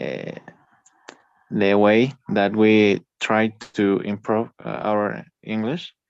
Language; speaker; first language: English; non-native, learner; Spanish